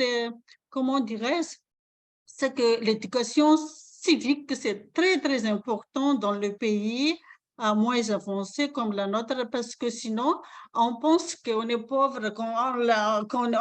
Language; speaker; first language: French; non-native, local second language; Malagasy